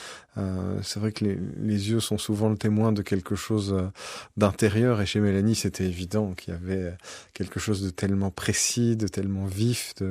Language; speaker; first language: French; native; French